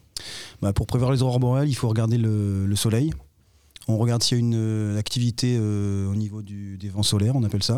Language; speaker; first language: French; native; French